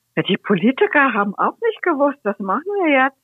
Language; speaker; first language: German; non-native, fluent; Danish